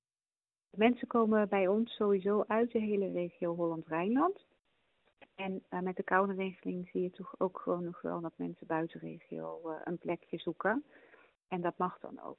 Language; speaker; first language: Dutch; native; Dutch